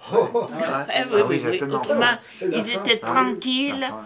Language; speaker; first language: French; native; French